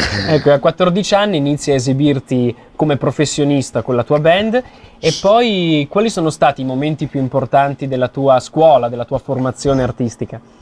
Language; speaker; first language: Italian; native; Italian